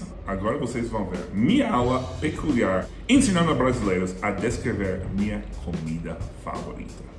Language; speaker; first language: Portuguese; non-native, fluent; English